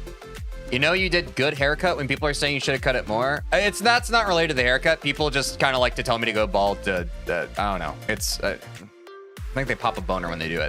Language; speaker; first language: English; native; English